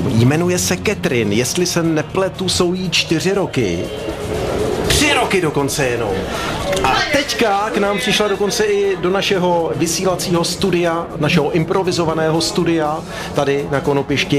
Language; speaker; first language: Czech; native; Czech